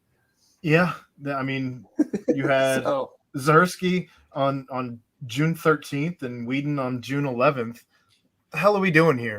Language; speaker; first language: English; native; English